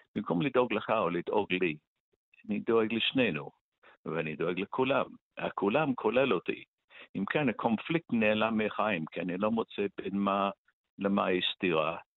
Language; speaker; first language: Hebrew; non-native, fluent; English